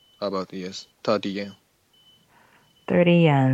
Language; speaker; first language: English; non-native, learner; Japanese